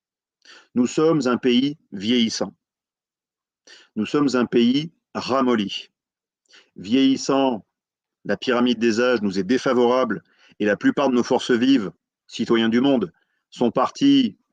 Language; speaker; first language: French; native; French